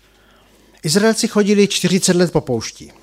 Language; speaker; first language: Czech; native; Czech